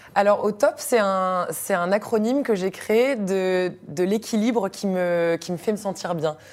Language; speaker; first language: French; native; French